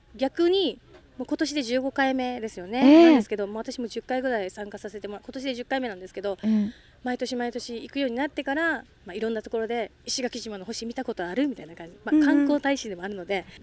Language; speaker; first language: Japanese; native; Japanese